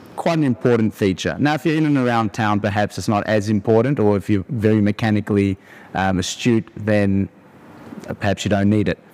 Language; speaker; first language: English; native; English